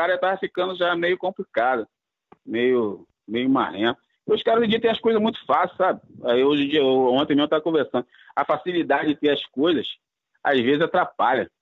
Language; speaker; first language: Portuguese; native; Portuguese